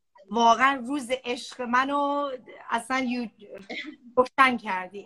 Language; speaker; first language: Persian; early bilingual, heritage; Persian